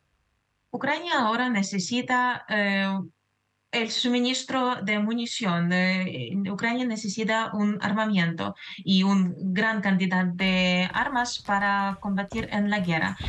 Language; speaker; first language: Spanish; non-native, fluent; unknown